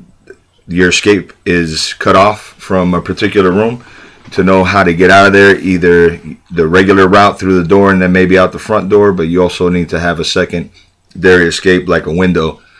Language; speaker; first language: English; native; English